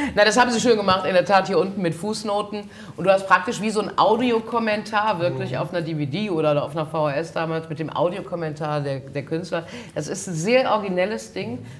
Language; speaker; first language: German; native; German